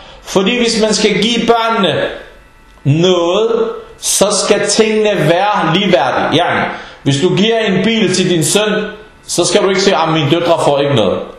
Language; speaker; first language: Danish; non-native, fluent; Arabic